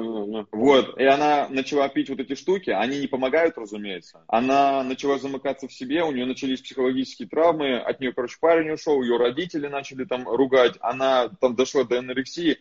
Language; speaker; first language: Russian; native; Russian